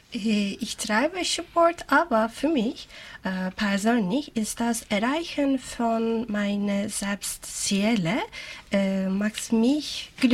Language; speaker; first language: German; non-native, learner; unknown